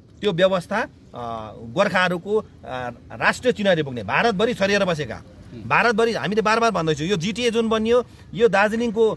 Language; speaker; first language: Nepali; native; Nepali